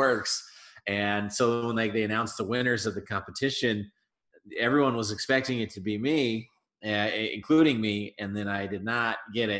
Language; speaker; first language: English; native; English